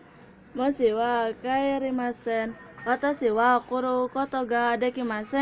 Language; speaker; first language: Japanese; non-native, learner; Indonesian